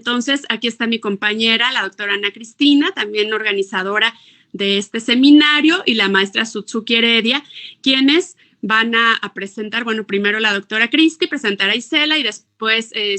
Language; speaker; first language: Spanish; native; Spanish